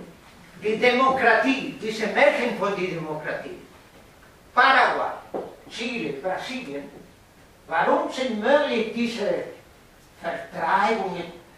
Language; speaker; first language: German; non-native, fluent; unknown